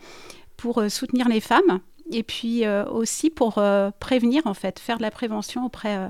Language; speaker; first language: French; native; French